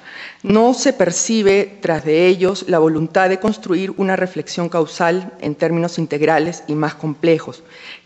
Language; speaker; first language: Spanish; native; Spanish